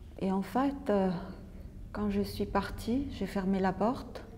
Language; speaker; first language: French; non-native, local second language; Arabic